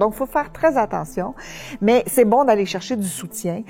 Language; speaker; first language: French; native; French